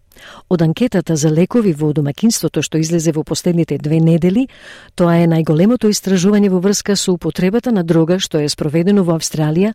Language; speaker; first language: Macedonian; native; Macedonian